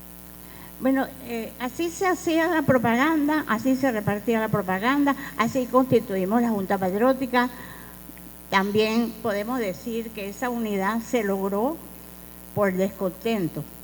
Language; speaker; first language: Spanish; native; Spanish